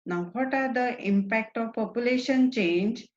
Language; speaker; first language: English; non-native, local second language; Marathi